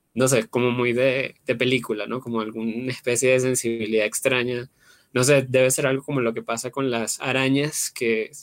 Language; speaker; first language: Spanish; native; Spanish